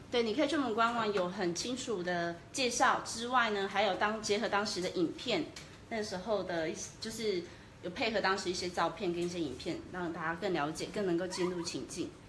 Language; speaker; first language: Chinese; native; Chinese